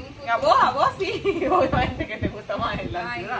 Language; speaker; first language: Spanish; native; Spanish